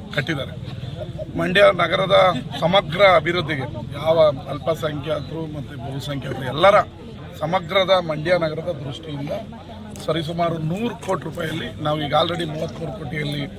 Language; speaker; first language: Kannada; native; Kannada